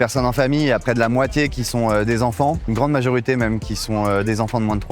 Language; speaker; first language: French; native; French